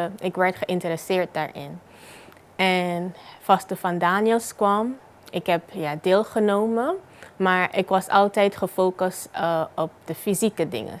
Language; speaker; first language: Dutch; non-native, local second language; Papiamento